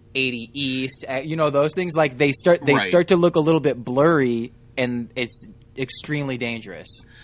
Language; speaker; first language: English; native; English